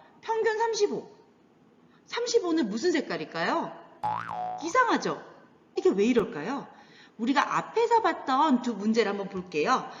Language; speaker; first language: Korean; native; Korean